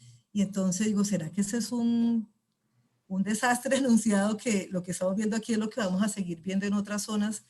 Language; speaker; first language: Spanish; native; Spanish